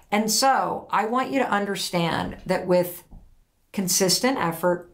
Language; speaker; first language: English; native; English